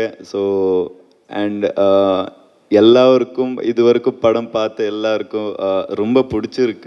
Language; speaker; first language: Tamil; non-native, fluent; Malayalam